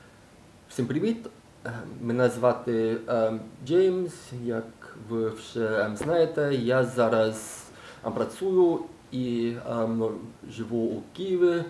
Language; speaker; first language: Ukrainian; non-native, learner; English